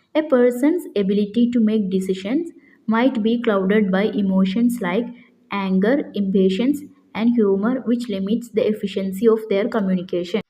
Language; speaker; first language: English; non-native, local second language; Malayalam